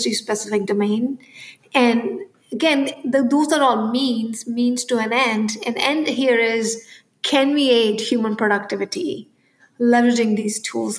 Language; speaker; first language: English; non-native, local second language; Hindi